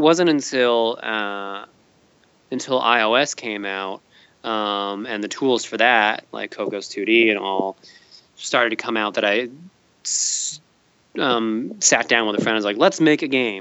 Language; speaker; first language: English; native; English